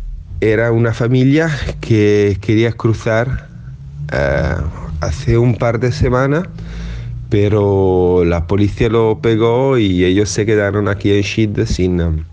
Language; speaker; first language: Spanish; non-native, fluent; Italian